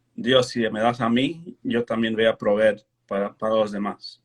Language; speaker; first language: Spanish; early bilingual, heritage; Spanish